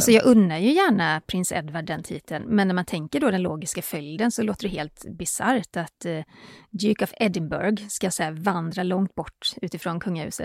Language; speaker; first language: Swedish; native; Swedish